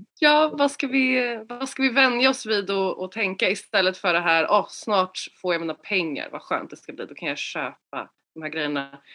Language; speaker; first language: Swedish; native; Swedish